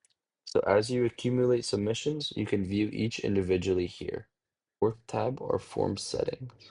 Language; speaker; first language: English; native; English